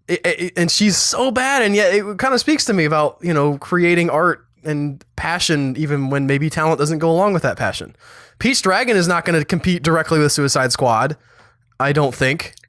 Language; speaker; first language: English; native; English